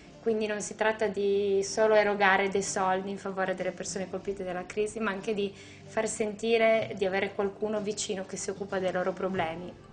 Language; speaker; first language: Italian; native; Italian